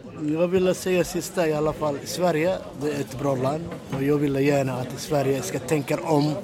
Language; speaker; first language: Swedish; non-native, fluent; Somali